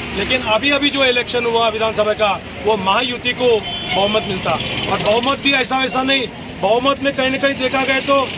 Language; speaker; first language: Hindi; non-native, local second language; Marathi